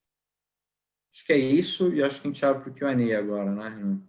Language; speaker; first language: Portuguese; native; Portuguese